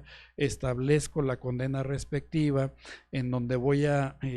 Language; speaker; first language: Spanish; native; Spanish